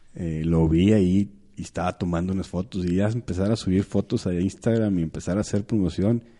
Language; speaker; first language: Spanish; native; Spanish